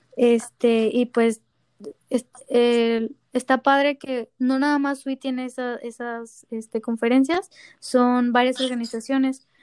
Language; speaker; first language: Spanish; native; Spanish